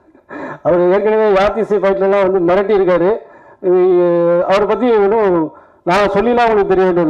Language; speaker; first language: Tamil; native; Tamil